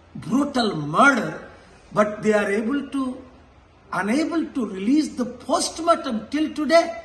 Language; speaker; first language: English; non-native, local second language; Telugu